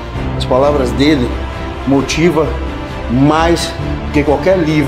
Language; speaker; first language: Portuguese; native; Portuguese